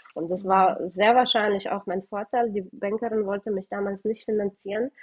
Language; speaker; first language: German; early bilingual, other home language; Russian